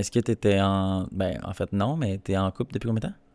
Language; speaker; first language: French; native; French